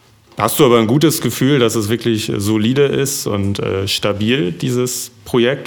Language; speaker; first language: German; native; German